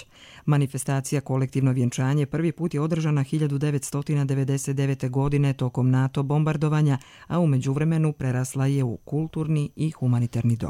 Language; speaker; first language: Croatian; native; Croatian